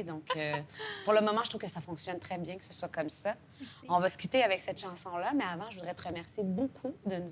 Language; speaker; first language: French; native; French